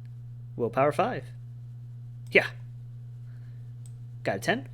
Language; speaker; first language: English; native; English